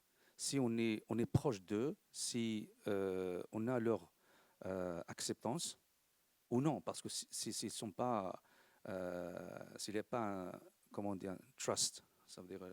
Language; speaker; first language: French; non-native, local second language; Arabic